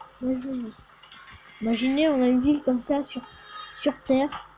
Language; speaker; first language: French; native; French